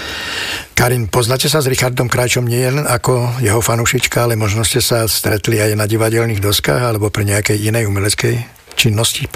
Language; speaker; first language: Slovak; native; Slovak